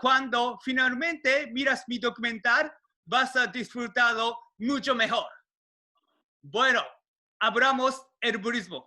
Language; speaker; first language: Spanish; non-native, learner; Japanese